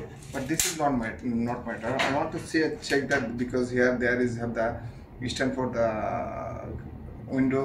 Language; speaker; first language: English; non-native, learner; Bangla